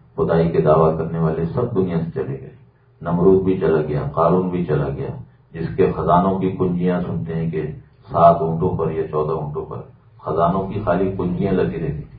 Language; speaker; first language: Urdu; native; Urdu